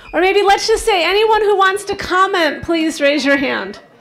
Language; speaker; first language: English; native; English